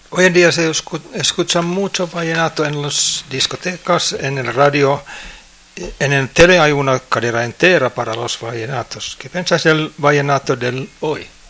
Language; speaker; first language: Spanish; non-native, learner; English